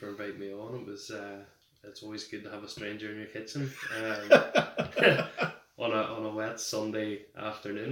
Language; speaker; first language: English; native; English